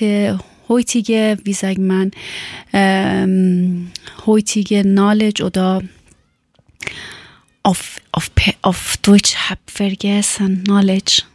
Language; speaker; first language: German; non-native, learner; Persian